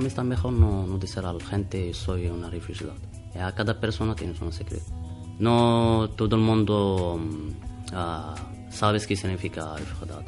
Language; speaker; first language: Spanish; non-native, learner; Arabic